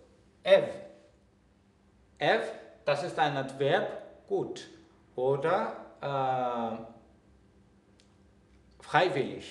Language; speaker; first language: German; non-native, fluent; Greek